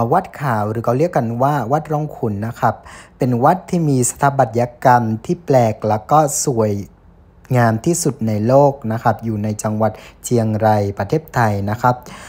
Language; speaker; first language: Thai; non-native, fluent; Vietnamese